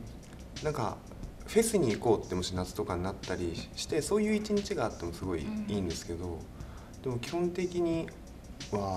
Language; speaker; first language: Japanese; native; Japanese